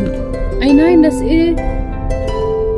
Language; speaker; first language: German; non-native, learner; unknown